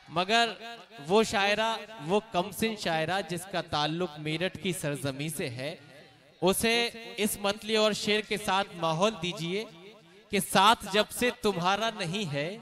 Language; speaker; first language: Urdu; native; Urdu